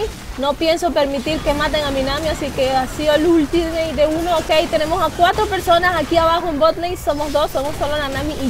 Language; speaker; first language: Spanish; native; Spanish